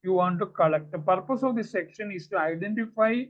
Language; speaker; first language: English; non-native, local second language; Malayalam